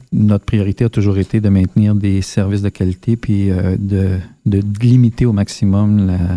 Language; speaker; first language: French; native; French